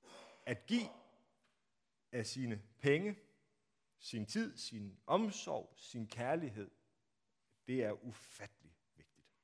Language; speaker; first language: Danish; native; Danish